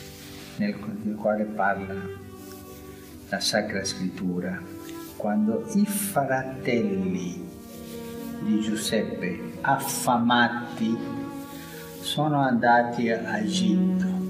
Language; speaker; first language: Italian; non-native, fluent; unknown